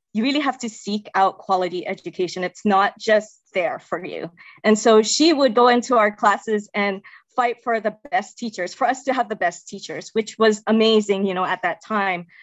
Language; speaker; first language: English; native; English